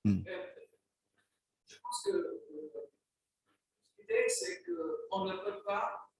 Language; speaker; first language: French; non-native, learner; Maltese